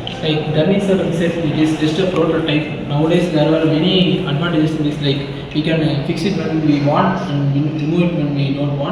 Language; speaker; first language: English; non-native, local second language; Tamil